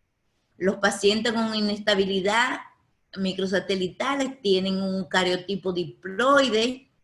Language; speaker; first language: Spanish; native; Spanish